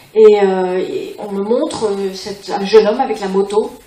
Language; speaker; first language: French; non-native, fluent; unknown